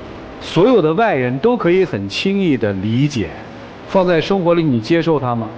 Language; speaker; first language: Chinese; native; Chinese